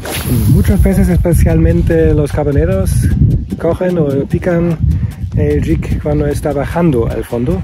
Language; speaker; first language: Spanish; non-native, learner; German